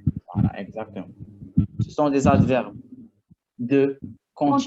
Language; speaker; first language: French; non-native, fluent; Arabic